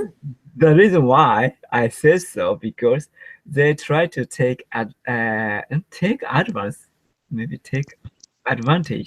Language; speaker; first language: English; non-native, learner; Japanese